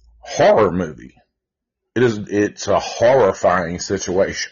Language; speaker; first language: English; native; English